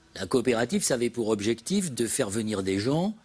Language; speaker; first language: French; native; French